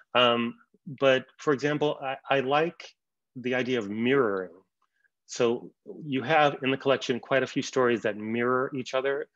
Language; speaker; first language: English; native; English